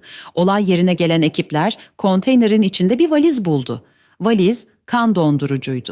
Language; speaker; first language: Turkish; native; Turkish